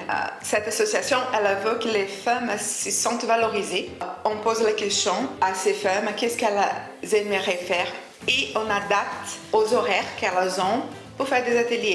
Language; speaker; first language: French; non-native, fluent; Portuguese